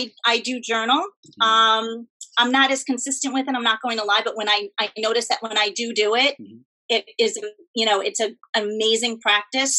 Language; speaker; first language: English; native; English